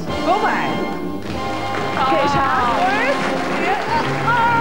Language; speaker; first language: Dutch; native; Dutch